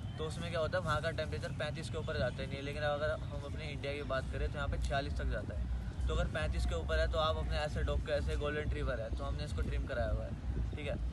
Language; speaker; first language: Hindi; native; Hindi